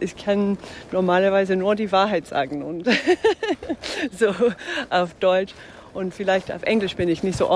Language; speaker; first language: German; non-native, fluent; English